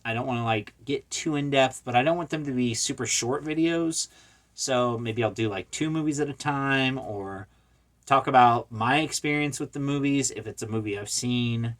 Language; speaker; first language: English; native; English